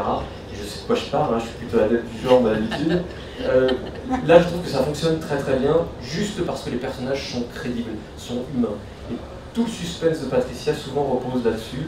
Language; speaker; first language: French; native; French